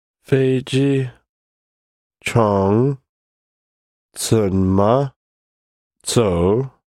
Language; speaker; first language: Chinese; non-native, learner; English